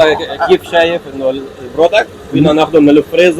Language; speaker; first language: Arabic; native; Arabic